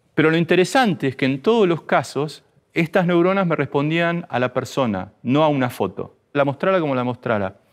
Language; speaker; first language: Spanish; native; Spanish